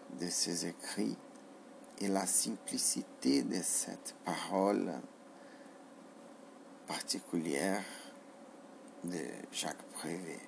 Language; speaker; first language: French; non-native, learner; Portuguese